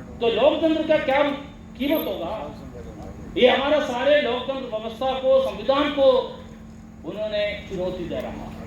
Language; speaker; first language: Hindi; non-native, local second language; Malayalam